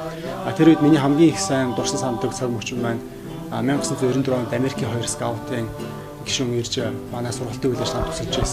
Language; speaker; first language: Mongolian; native; Mongolian